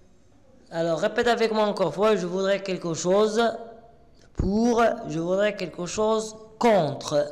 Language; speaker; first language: French; non-native, local second language; Arabic